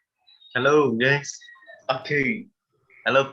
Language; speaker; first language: English; non-native, fluent; Indonesian